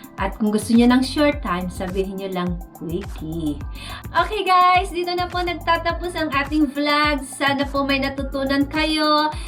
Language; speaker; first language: Filipino; native; Filipino